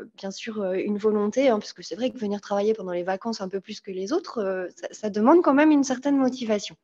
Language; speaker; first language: French; native; French